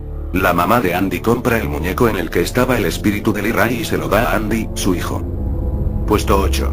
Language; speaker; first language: Spanish; native; Spanish